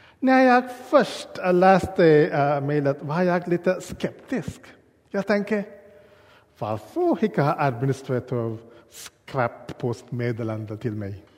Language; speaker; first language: Swedish; non-native, learner; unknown